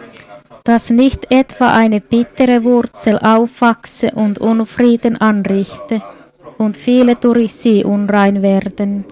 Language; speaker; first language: German; non-native, fluent; Swedish